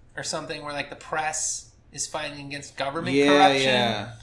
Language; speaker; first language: English; native; English